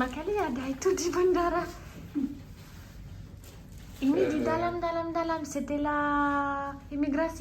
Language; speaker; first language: Indonesian; non-native, learner; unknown